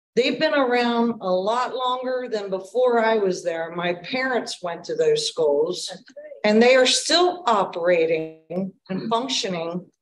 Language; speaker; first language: English; native; English